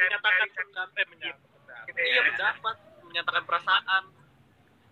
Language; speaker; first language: Indonesian; native; Indonesian